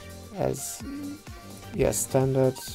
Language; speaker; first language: English; non-native, fluent; German